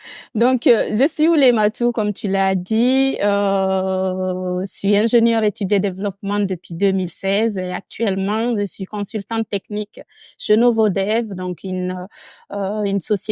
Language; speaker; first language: French; non-native, local second language; Fula